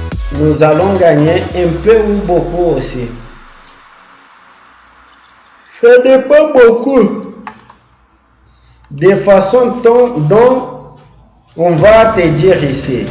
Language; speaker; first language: French; non-native, fluent; Portuguese